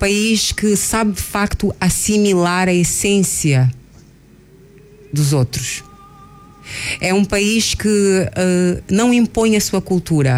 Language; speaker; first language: Portuguese; non-native, local second language; Kabuverdianu